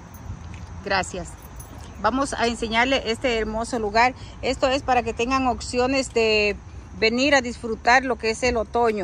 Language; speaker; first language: Spanish; native; Spanish